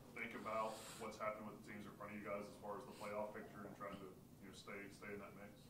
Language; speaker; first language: English; native; English